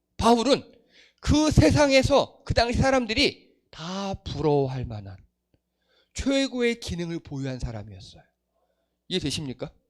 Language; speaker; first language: Korean; native; Korean